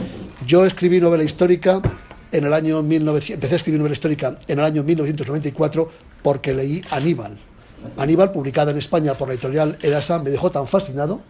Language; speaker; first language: Spanish; native; Spanish